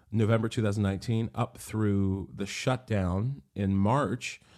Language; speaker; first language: English; native; English